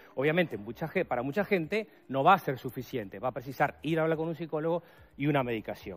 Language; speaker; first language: Spanish; native; Spanish